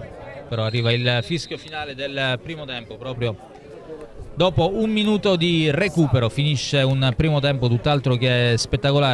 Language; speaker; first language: Italian; native; Italian